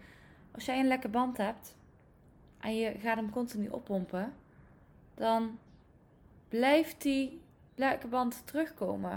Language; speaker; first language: Dutch; native; Dutch